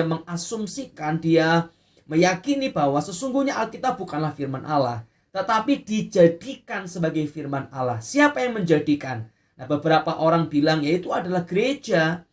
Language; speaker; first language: Indonesian; native; Indonesian